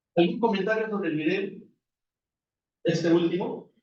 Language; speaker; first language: Spanish; native; Spanish